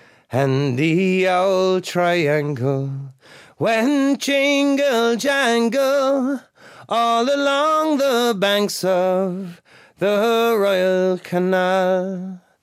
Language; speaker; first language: English; native; English